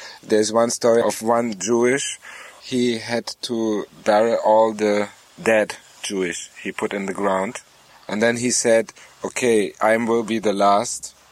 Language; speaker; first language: English; non-native, fluent; German